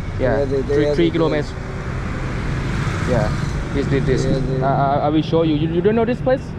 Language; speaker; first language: English; non-native, learner; Thai